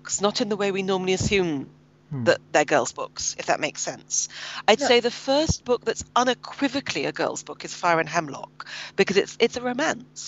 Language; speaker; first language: English; native; English